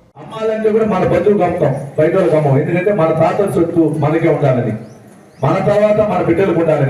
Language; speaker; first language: Telugu; native; Telugu